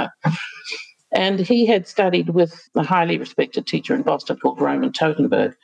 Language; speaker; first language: English; native; English